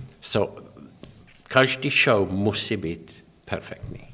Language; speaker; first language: Czech; non-native, learner; English